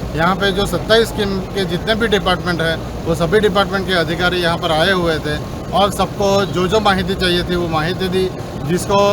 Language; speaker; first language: Hindi; non-native, local second language; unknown